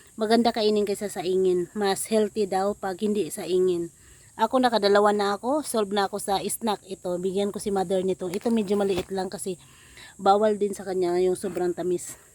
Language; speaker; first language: Filipino; non-native, local second language; Cebuano